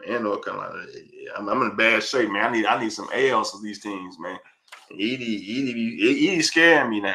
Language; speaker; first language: English; native; English